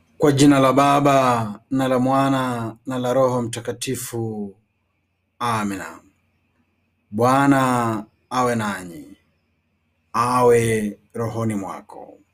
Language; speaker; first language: Swahili; native; Swahili